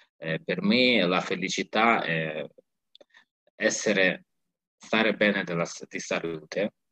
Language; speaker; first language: Italian; non-native, fluent; Ukrainian